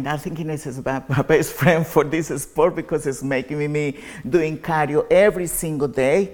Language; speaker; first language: English; non-native, learner; Spanish